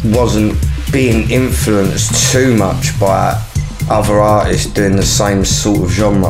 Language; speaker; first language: English; native; English